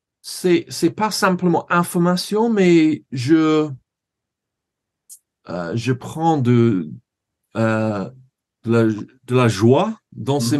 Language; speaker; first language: French; non-native, fluent; English